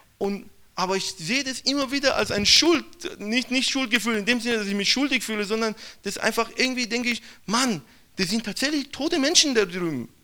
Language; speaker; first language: German; non-native, fluent; Persian